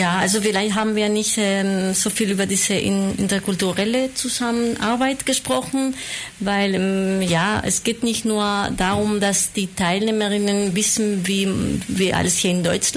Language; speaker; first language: German; non-native, fluent; Spanish